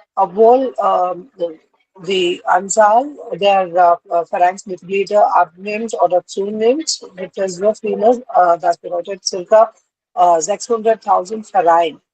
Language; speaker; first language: German; non-native, learner; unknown